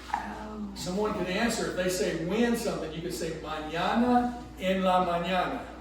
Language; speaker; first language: Spanish; non-native, fluent; English